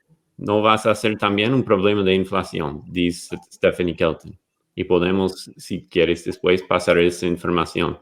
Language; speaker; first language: Spanish; non-native, fluent; English